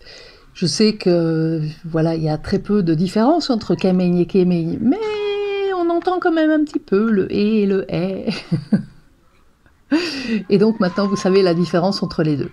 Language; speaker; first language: French; non-native, fluent; Hungarian